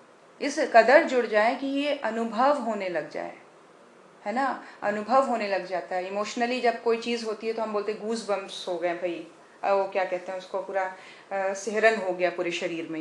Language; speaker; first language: Hindi; native; Hindi